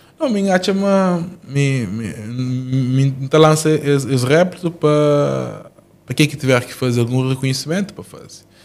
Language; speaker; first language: Portuguese; non-native, local second language; Kabuverdianu